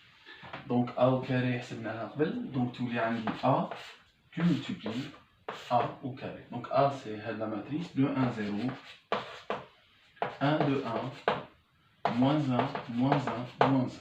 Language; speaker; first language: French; non-native, local second language; Arabic